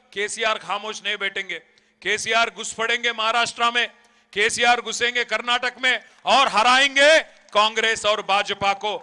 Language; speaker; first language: Hindi; non-native, local second language; Telugu